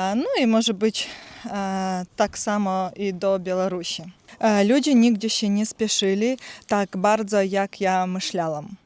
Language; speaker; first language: Polish; non-native, learner; Ukrainian